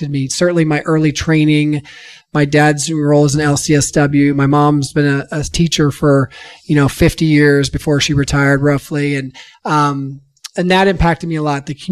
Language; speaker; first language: English; native; English